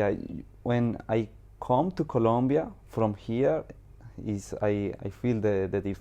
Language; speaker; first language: English; non-native, learner; Spanish